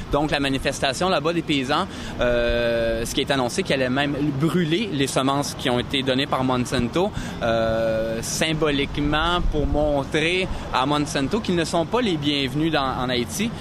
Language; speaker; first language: French; native; French